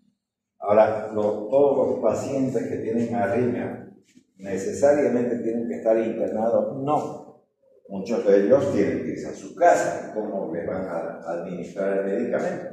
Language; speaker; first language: Spanish; native; Spanish